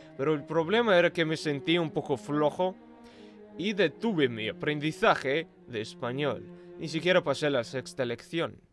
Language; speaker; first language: Spanish; non-native, fluent; Russian